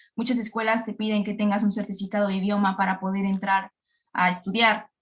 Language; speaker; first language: Spanish; native; Spanish